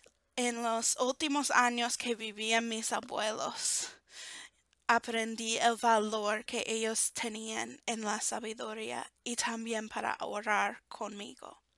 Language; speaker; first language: Spanish; non-native, fluent; English